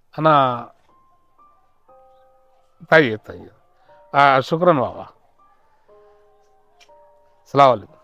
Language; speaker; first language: Arabic; non-native, learner; Hindi